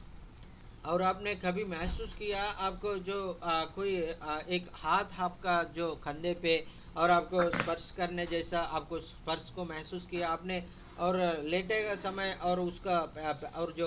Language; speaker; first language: Hindi; non-native, local second language; Telugu